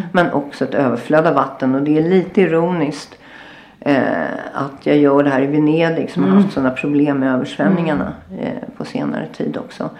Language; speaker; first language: Swedish; native; Swedish